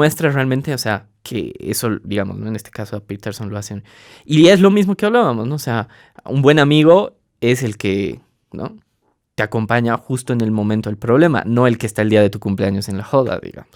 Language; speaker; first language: Spanish; native; Spanish